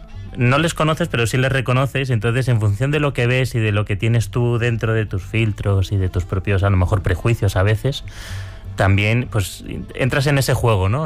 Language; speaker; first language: Spanish; native; Spanish